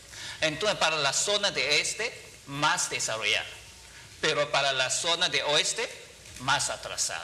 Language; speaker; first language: Spanish; non-native, fluent; Chinese